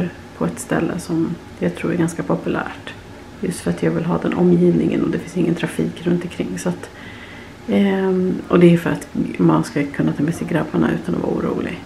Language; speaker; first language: Swedish; native; Swedish